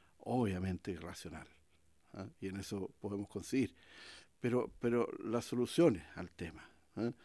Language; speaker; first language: Spanish; native; Spanish